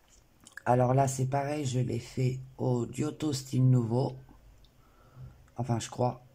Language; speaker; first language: French; native; French